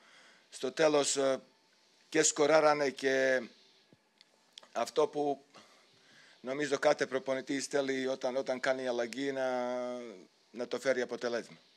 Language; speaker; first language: Greek; non-native, fluent; Serbian